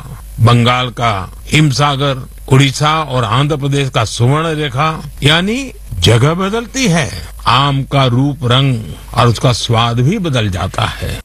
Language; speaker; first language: Hindi; non-native, local second language; Gujarati